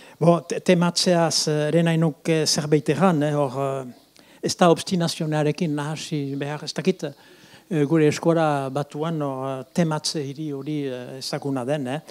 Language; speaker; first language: Basque; native; Basque